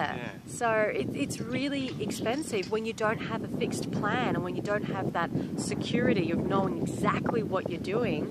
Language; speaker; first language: English; native; English